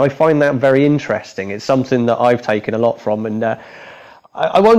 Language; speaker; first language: English; native; English